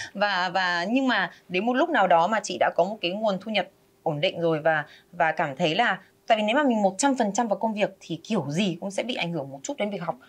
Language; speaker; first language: Vietnamese; early bilingual, other home language; Spanish